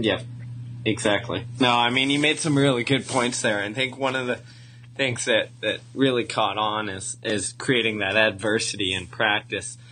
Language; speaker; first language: English; native; English